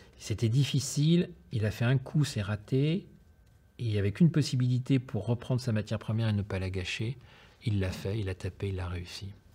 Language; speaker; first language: French; native; French